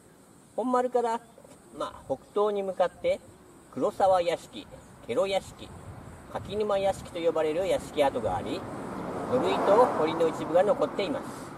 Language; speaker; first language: Japanese; native; Japanese